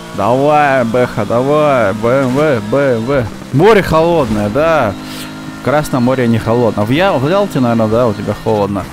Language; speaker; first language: Russian; native; Russian